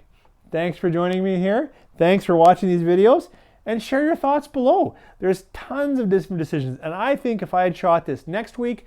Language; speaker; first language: English; native; English